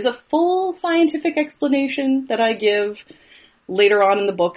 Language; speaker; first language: English; native; English